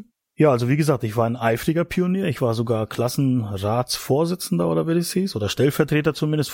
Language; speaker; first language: German; native; German